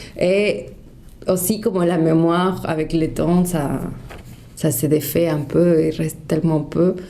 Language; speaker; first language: French; non-native, fluent; Spanish